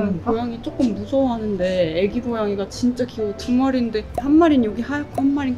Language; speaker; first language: Korean; native; Korean